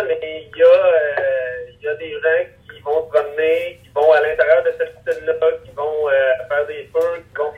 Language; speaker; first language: French; native; French